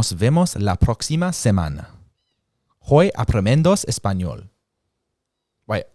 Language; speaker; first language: Spanish; non-native, learner; English